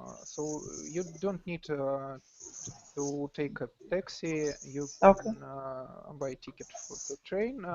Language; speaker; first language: English; non-native, learner; Russian